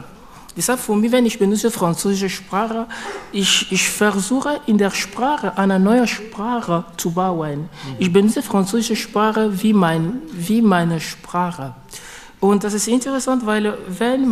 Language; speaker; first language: German; non-native, learner; French